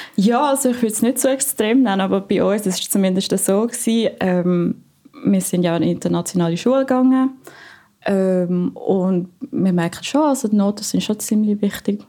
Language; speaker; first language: German; non-native, fluent; Filipino